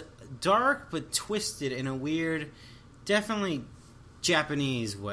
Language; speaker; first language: English; native; English